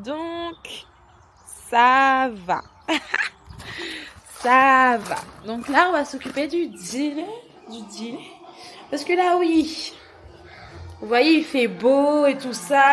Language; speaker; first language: French; native; French